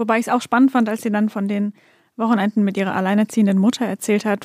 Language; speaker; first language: German; native; German